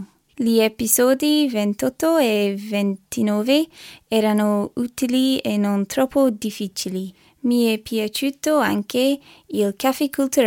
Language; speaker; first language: Italian; non-native, learner; English